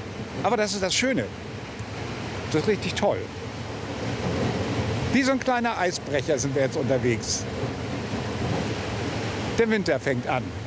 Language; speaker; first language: German; native; German